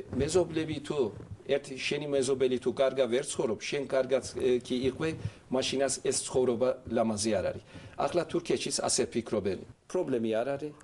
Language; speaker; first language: Georgian; early bilingual, heritage; Turkish